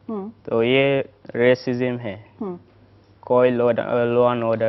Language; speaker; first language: Hindi; non-native, learner; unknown